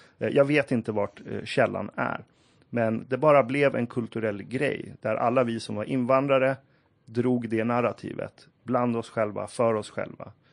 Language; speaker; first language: Swedish; early bilingual, other home language; Persian